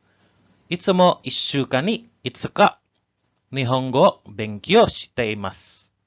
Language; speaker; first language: Japanese; non-native, learner; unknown